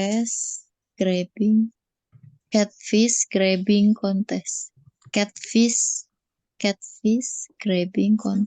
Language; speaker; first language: English; non-native, learner; Indonesian